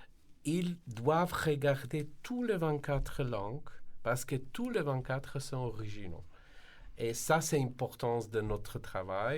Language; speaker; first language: French; non-native, fluent; Slovenian